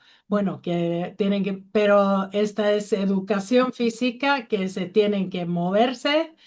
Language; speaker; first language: Spanish; non-native, learner; Finnish